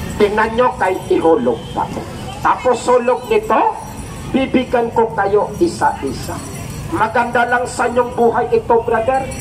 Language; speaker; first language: Filipino; non-native, local second language; Cebuano